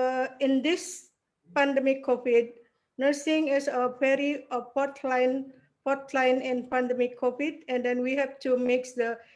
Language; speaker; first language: English; non-native, learner; Indonesian